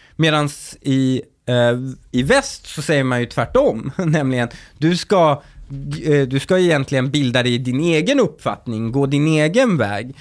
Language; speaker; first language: Swedish; early bilingual, other home language; Persian